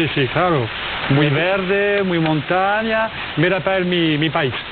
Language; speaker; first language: Spanish; non-native, learner; French